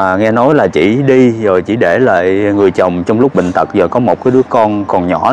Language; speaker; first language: Vietnamese; native; Vietnamese